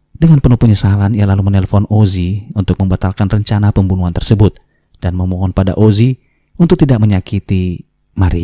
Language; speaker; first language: Indonesian; native; Indonesian